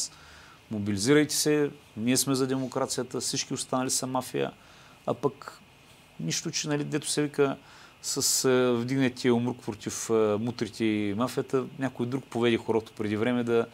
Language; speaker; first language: Bulgarian; native; Bulgarian